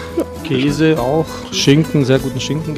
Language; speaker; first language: German; early bilingual, other home language; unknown